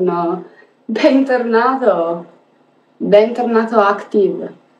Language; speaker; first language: Italian; early bilingual, other home language; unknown